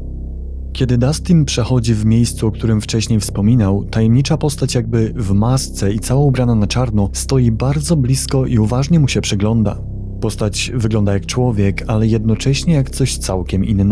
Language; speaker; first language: Polish; native; Polish